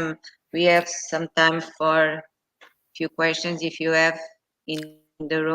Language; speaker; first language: English; non-native, fluent; Portuguese